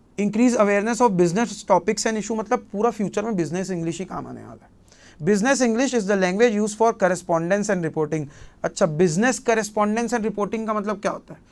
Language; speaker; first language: Hindi; native; Hindi